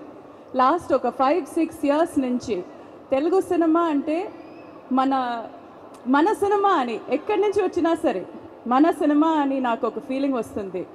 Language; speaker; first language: Telugu; non-native, fluent; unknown